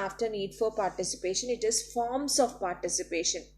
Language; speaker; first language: English; non-native, local second language; Malayalam